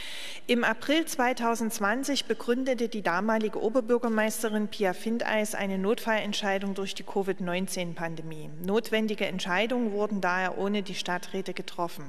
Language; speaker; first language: German; native; German